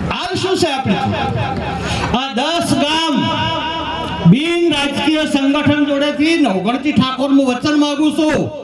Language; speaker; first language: Gujarati; native; Gujarati